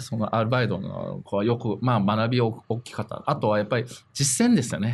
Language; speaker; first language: Japanese; non-native, fluent; Chinese